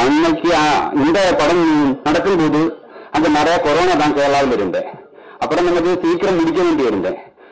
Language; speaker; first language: Tamil; non-native, learner; Malayalam